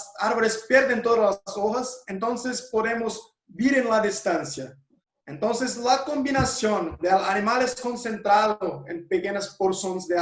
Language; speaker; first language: Spanish; non-native, learner; Portuguese